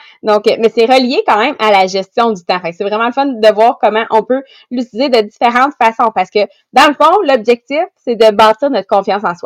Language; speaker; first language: French; native; French